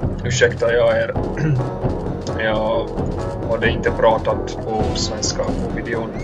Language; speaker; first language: Swedish; non-native, learner; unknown